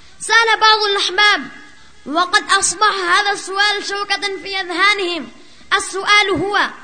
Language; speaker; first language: Arabic; non-native, fluent; Urdu